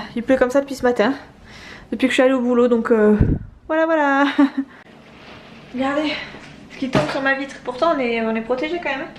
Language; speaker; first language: French; native; French